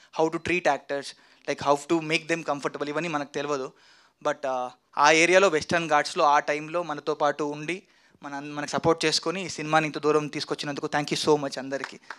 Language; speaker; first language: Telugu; non-native, fluent; Kannada